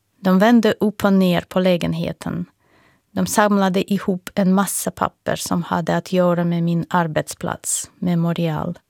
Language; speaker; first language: Swedish; non-native, fluent; Russian